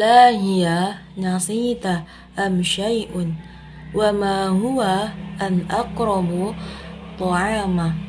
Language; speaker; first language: Arabic; non-native, learner; Indonesian